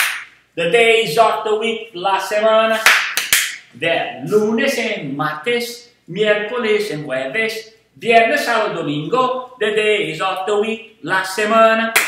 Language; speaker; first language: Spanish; non-native, fluent; English